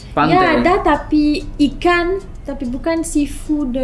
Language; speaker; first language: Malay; non-native, learner; French